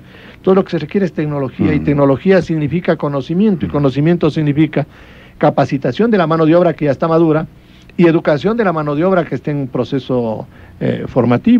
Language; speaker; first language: Spanish; native; Spanish